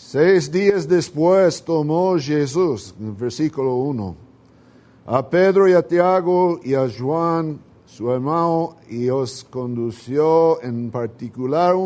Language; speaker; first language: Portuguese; non-native, learner; Spanish